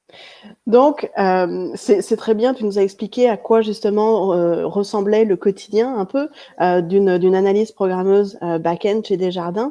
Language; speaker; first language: French; native; French